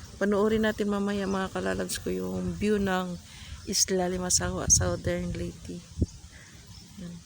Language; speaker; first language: Filipino; native; Filipino